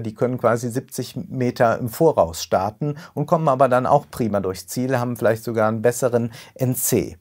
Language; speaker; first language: German; native; German